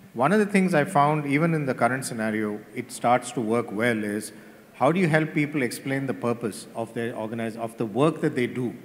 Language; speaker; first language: English; non-native, local second language; Tamil